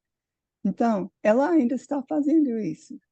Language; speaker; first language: Portuguese; non-native, fluent; English